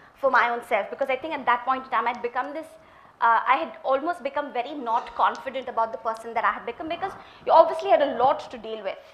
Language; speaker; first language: English; non-native, local second language; Malayalam